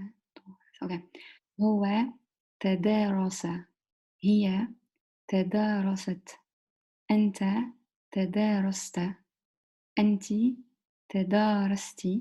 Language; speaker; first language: Arabic; non-native, learner; English